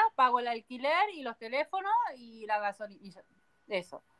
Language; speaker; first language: Spanish; native; Spanish